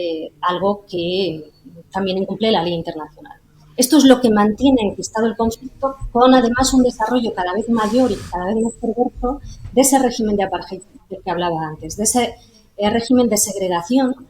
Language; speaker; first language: Spanish; native; Spanish